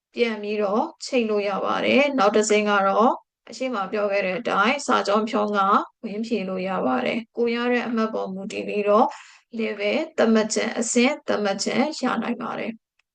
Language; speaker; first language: Burmese; native; Burmese